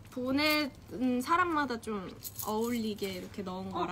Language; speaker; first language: Korean; early bilingual, heritage; Korean